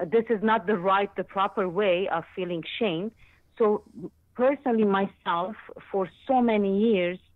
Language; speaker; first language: English; non-native, fluent; Arabic